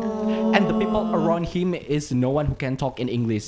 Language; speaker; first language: English; non-native, fluent; Indonesian